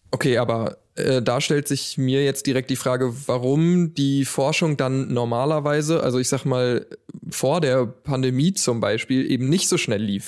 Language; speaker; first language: German; native; German